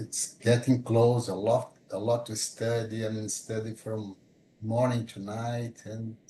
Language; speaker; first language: English; non-native, fluent; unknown